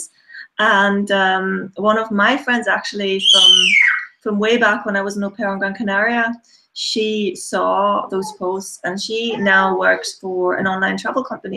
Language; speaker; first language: English; non-native, fluent; German